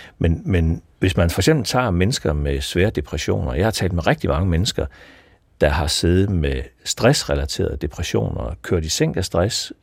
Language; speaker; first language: Danish; native; Danish